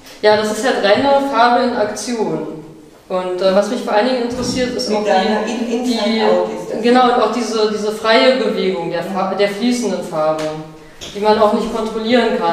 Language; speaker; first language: German; native; German